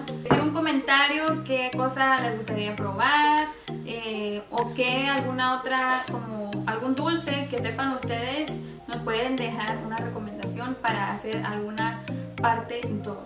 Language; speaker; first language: Spanish; native; Spanish